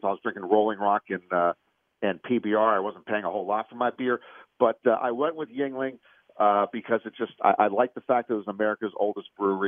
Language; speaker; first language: English; native; English